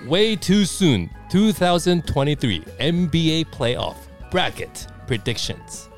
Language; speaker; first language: English; non-native, fluent; Chinese